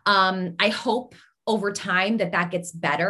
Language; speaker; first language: English; native; English